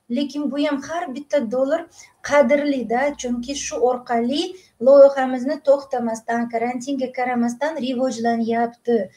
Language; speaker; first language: Uzbek; non-native, local second language; Russian